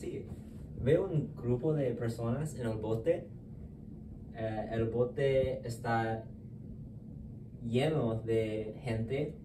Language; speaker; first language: Spanish; non-native, fluent; English